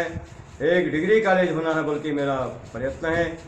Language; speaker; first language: Hindi; non-native, local second language; Lambadi